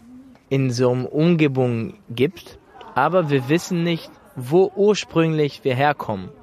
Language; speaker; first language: German; non-native, fluent; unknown